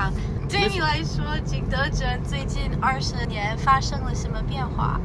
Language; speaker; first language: Chinese; non-native, fluent; English